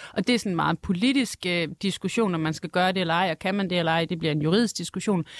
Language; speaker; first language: Danish; native; Danish